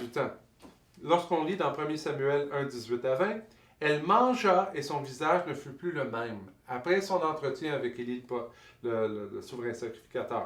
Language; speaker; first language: French; native; French